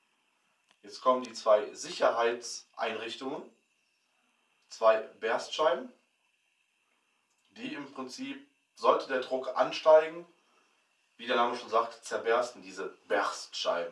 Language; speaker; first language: German; native; German